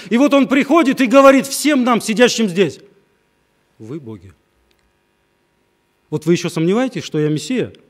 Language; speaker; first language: Russian; native; Russian